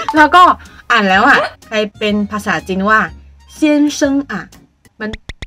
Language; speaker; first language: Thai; non-native, fluent; Chinese